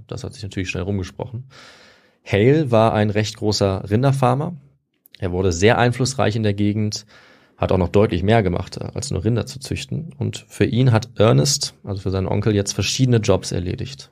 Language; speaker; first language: German; native; German